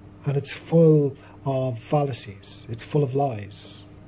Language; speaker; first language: English; native; English